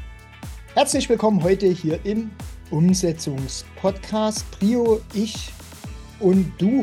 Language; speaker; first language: German; native; German